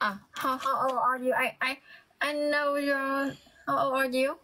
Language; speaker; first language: English; non-native, learner; Vietnamese